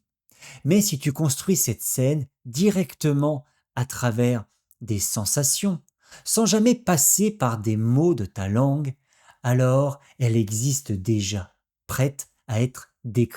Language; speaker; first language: French; native; French